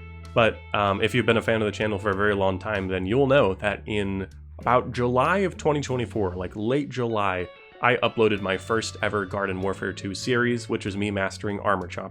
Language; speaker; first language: English; native; English